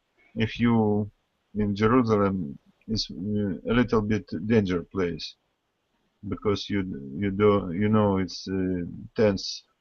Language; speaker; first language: English; non-native, learner; Russian